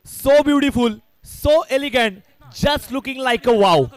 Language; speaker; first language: Hindi; non-native, local second language; Marathi